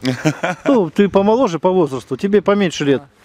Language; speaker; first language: Russian; native; Russian